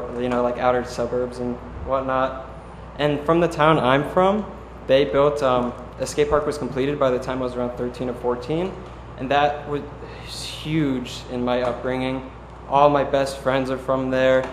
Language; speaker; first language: English; native; English